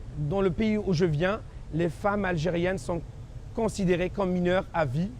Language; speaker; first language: French; non-native, local second language; Kabyle